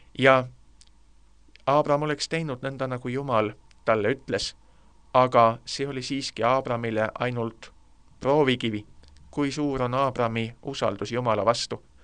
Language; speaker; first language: Estonian; native; Estonian